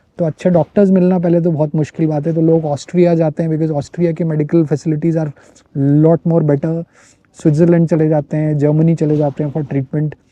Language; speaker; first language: Hindi; native; Hindi